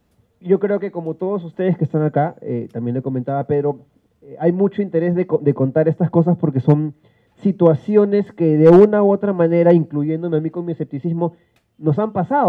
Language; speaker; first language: Spanish; native; Spanish